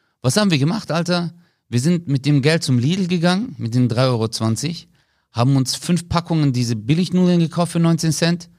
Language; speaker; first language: German; early bilingual, other home language; Turkish